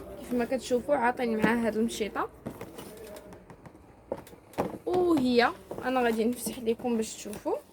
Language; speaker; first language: Arabic; native; Arabic